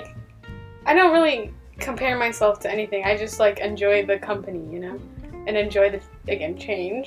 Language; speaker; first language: English; early bilingual, other home language; Hebrew